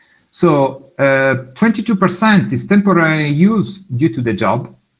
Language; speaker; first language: English; non-native, fluent; Italian